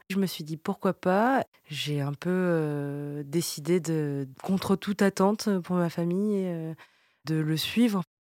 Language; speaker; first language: French; early bilingual, other home language; Vietnamese